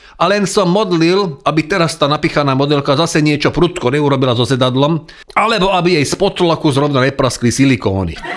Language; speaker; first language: Slovak; non-native, local second language; Hungarian